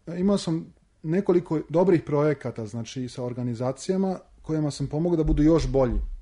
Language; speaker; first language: Serbian; early bilingual, heritage; Serbian